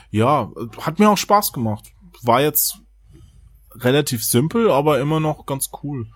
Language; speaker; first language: German; native; German